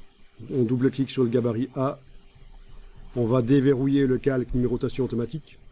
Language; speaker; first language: French; native; French